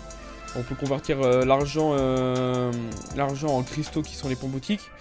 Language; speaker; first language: French; native; French